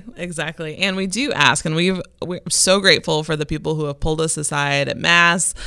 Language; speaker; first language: English; native; English